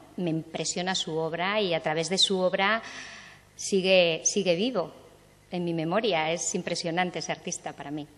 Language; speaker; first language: Spanish; native; Spanish